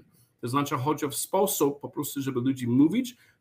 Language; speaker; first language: Polish; non-native, learner; English